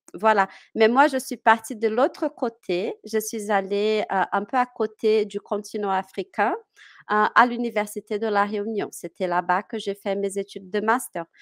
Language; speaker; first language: French; non-native, fluent; Portuguese